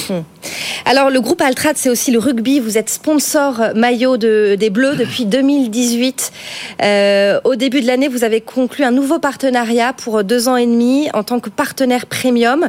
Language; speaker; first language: French; native; French